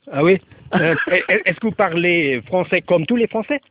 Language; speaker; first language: French; non-native, learner; German